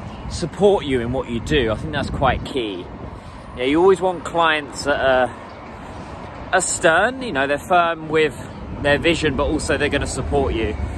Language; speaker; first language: English; native; English